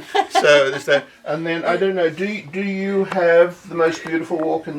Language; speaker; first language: English; native; English